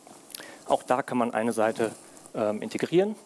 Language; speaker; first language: German; native; German